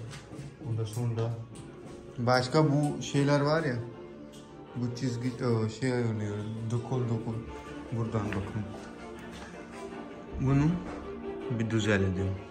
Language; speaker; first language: Turkish; non-native, learner; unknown